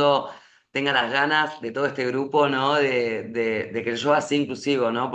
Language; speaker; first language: Spanish; native; Spanish